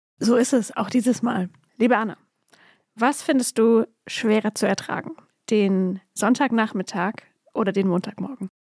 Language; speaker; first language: German; native; German